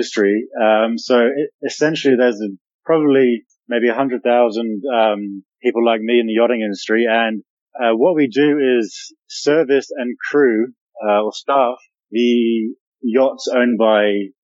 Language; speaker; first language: English; native; English